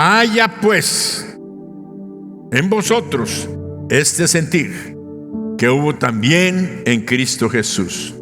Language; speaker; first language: Spanish; native; Spanish